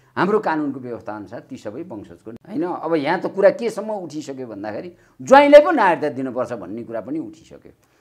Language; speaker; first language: Nepali; native; Nepali